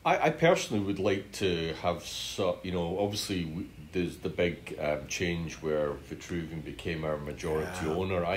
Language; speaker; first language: English; native; English